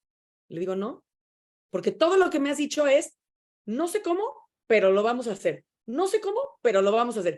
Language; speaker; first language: Spanish; native; Spanish